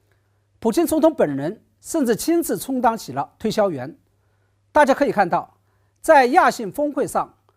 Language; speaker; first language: Chinese; native; Chinese